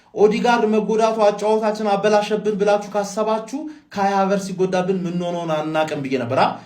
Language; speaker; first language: Amharic; native; Amharic